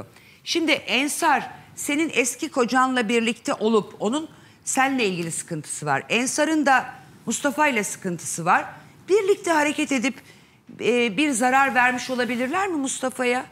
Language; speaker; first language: Turkish; native; Turkish